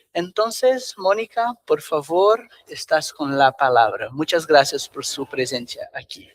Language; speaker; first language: Spanish; non-native, fluent; Portuguese